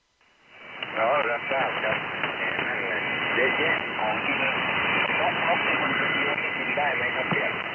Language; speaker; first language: Thai; native; Thai